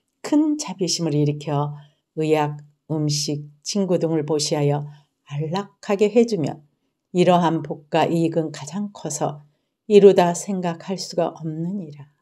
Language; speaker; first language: Korean; native; Korean